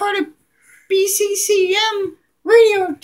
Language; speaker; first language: English; native; English